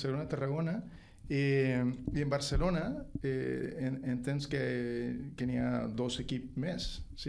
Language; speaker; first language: Catalan; non-native, fluent; Spanish